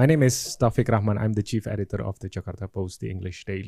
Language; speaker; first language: English; non-native, fluent; Indonesian